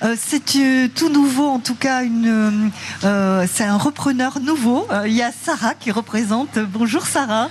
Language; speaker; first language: French; native; French